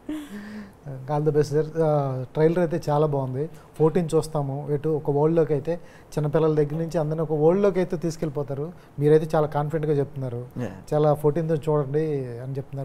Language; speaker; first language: Telugu; native; Telugu